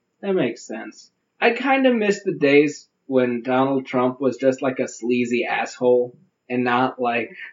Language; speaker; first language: English; native; English